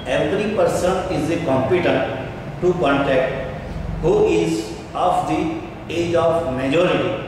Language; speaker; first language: English; non-native, local second language; Gujarati